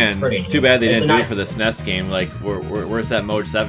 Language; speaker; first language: English; native; English